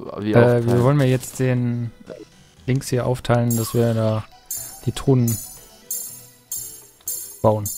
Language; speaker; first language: German; native; German